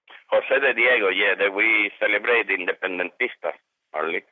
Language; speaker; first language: English; non-native, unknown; Spanish